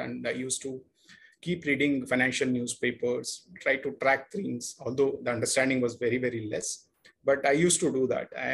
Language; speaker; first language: English; non-native, local second language; Kannada